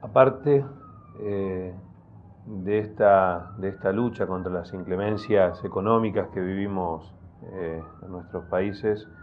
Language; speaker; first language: Spanish; native; Spanish